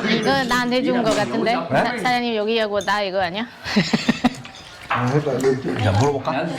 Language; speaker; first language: Korean; non-native, learner; Vietnamese